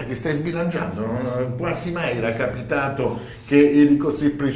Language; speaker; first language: Italian; native; Italian